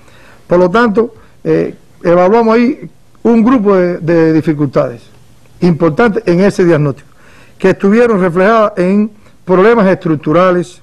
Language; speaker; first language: Spanish; native; Spanish